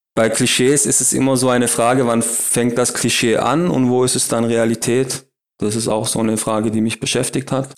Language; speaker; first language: German; native; German